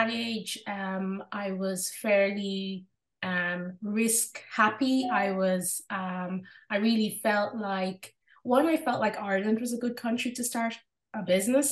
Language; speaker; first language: English; non-native, local second language; Yoruba